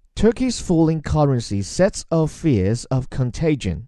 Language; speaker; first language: English; non-native, fluent; Chinese